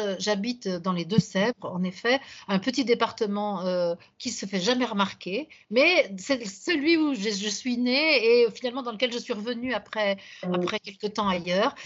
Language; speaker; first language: French; native; French